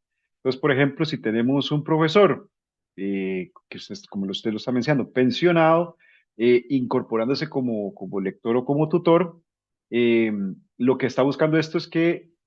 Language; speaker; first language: Spanish; native; Spanish